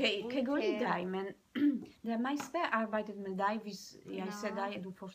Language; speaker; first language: Danish; non-native, learner; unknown